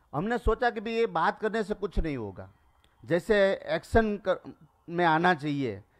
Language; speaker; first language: Hindi; non-native, local second language; Gujarati